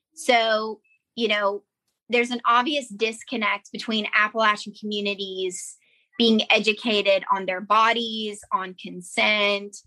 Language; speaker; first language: English; native; English